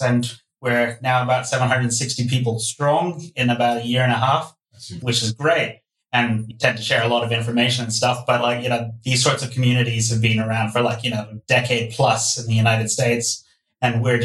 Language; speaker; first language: English; non-native, local second language; Cantonese